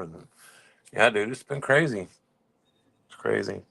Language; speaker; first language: English; native; English